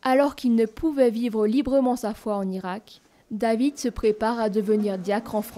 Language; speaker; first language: French; native; French